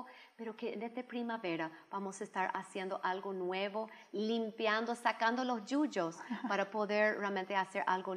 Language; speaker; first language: Spanish; non-native, fluent; English